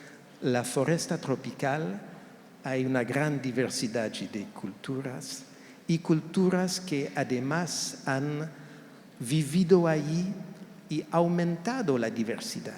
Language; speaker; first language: Spanish; non-native, fluent; French